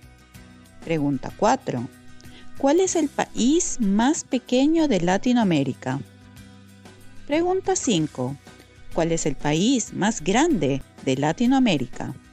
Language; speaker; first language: Spanish; non-native, fluent; Norwegian